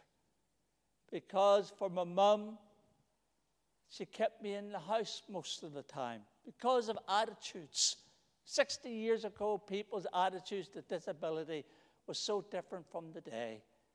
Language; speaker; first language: English; native; English